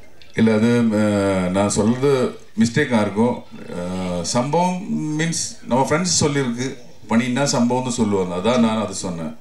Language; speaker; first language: Tamil; non-native, learner; Malayalam